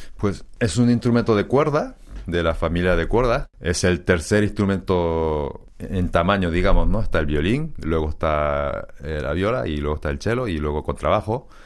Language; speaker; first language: Spanish; early bilingual, other home language; Korean